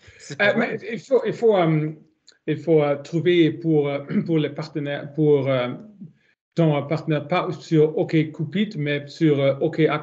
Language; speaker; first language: French; non-native, learner; German